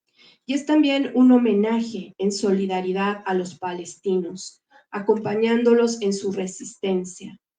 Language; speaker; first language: Spanish; native; Spanish